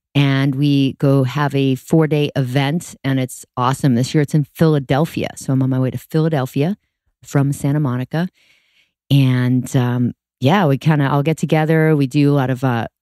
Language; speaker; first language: English; native; English